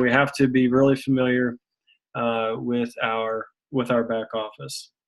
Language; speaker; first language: English; native; English